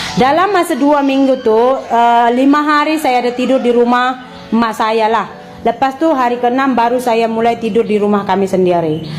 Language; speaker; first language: Indonesian; native; Indonesian